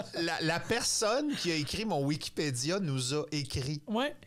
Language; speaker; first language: French; native; French